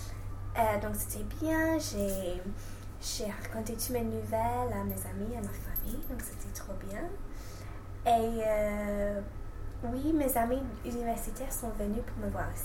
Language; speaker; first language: French; non-native, fluent; English